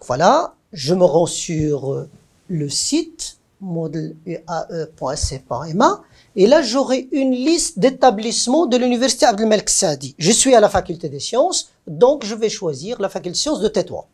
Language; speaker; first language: French; non-native, local second language; Arabic